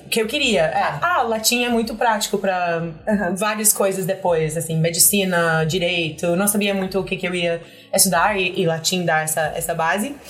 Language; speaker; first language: Portuguese; non-native, fluent; English